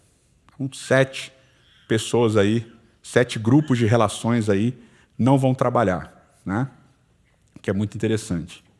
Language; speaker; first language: Portuguese; native; Portuguese